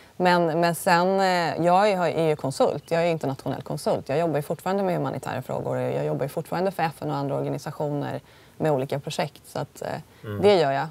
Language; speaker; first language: Swedish; early bilingual, other home language; Polish